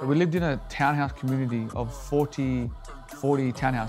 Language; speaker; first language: English; native; English